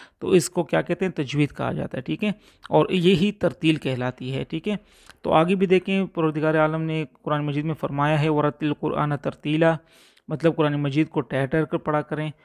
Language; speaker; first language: Urdu; non-native, local second language; Punjabi